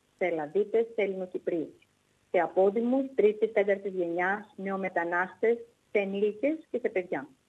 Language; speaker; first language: Greek; native; Greek